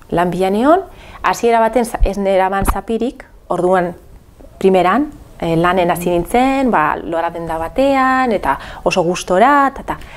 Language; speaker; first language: Basque; early bilingual, other home language; Arabic